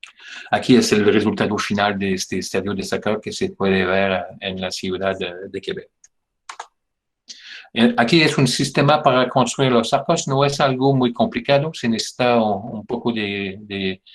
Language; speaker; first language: Spanish; non-native, fluent; French